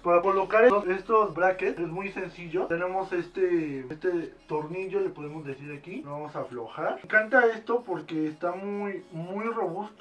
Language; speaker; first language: Spanish; native; Spanish